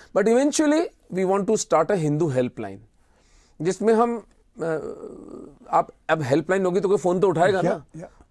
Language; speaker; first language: Hindi; native; Hindi